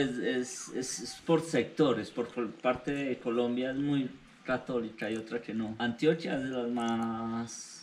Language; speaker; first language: Spanish; native; Spanish